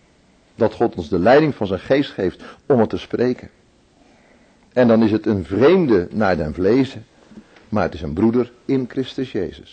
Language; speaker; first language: Dutch; native; Dutch